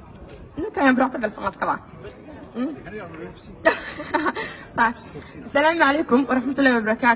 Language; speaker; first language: Swedish; non-native, fluent; Somali